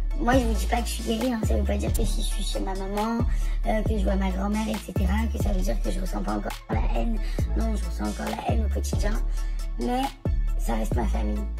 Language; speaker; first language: French; native; French